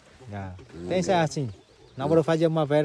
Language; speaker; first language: Portuguese; non-native, learner; Vietnamese